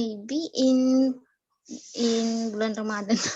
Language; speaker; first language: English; non-native, learner; Indonesian